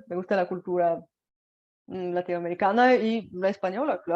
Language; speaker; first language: Spanish; non-native, fluent; Bulgarian